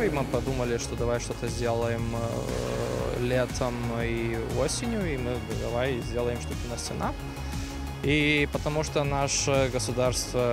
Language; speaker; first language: Russian; non-native, local second language; Romanian